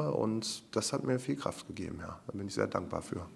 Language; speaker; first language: German; native; German